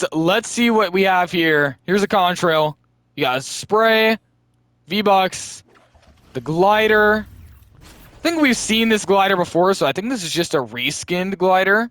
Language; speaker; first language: English; native; English